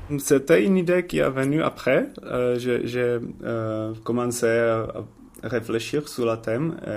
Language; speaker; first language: French; non-native, learner; Czech